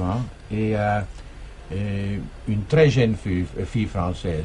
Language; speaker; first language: French; non-native, fluent; German